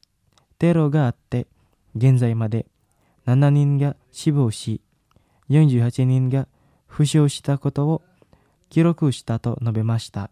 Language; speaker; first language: Japanese; non-native, fluent; Indonesian